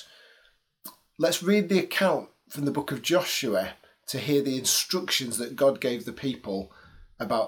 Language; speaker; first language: English; native; English